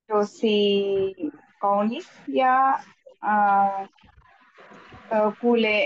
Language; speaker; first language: Finnish; non-native, learner; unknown